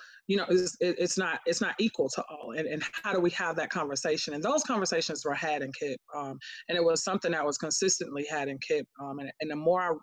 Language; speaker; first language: English; native; English